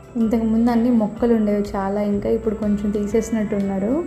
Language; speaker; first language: Telugu; native; Telugu